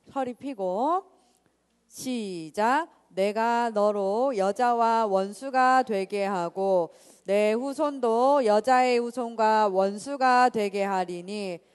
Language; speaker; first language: Korean; native; Korean